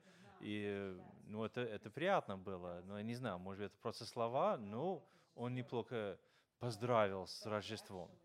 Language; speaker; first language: Russian; non-native, fluent; English